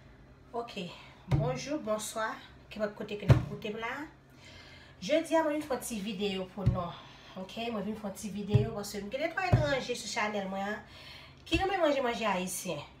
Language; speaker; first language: French; non-native, local second language; Haitian Creole